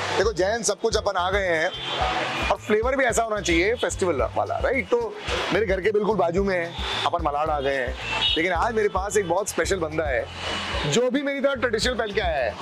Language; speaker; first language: Hindi; non-native, local second language; Bangla